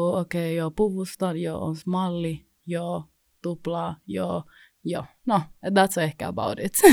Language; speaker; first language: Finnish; early bilingual, other home language; Kinyarwanda